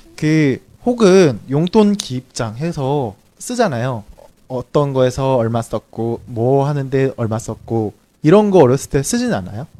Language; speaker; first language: Korean; native; Korean